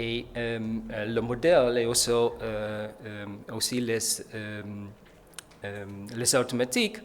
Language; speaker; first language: French; non-native, learner; Dutch